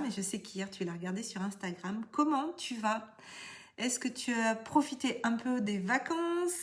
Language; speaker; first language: French; native; French